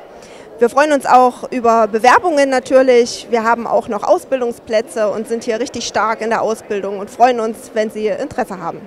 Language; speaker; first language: German; native; German